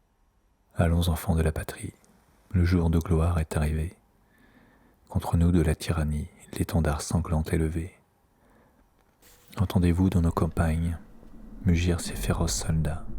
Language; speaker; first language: French; native; French